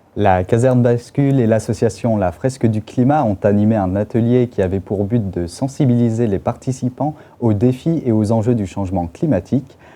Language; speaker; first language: French; native; French